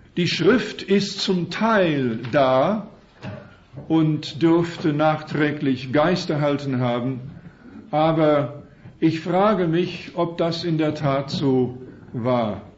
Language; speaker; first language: German; early bilingual, heritage; German